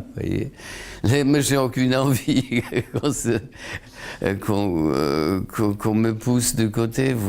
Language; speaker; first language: French; non-native, fluent; Polish